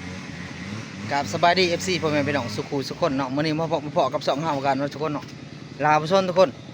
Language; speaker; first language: Thai; non-native, local second language; Lao